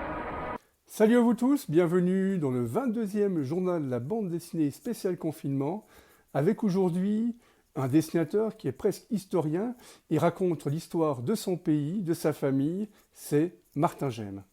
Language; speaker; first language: French; native; French